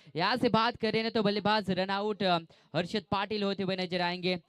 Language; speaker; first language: Hindi; non-native, local second language; Marathi